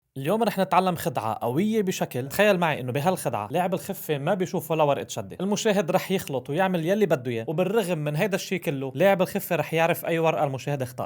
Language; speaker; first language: Arabic; native; Arabic